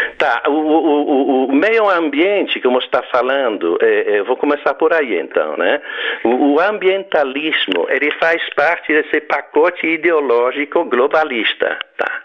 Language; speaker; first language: Portuguese; non-native, fluent; French